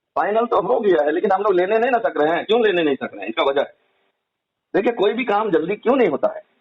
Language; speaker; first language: Hindi; native; Hindi